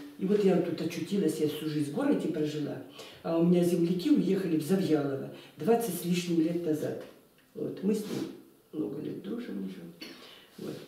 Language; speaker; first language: Russian; native; Russian